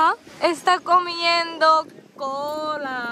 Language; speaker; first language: Spanish; non-native, fluent; Japanese